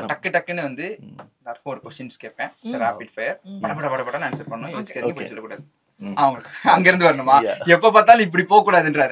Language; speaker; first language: Tamil; native; Tamil